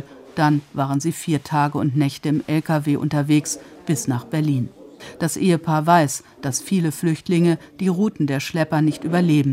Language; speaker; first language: German; native; German